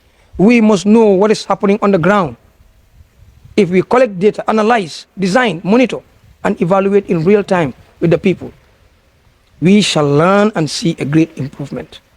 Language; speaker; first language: English; non-native, local second language; Fula